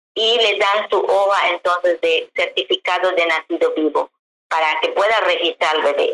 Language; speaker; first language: Spanish; non-native, local second language; Yucateco